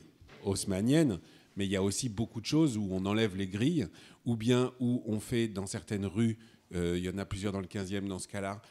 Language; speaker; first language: French; native; French